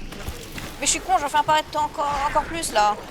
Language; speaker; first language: French; native; French